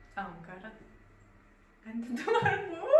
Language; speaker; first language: Turkish; non-native, learner; Serbian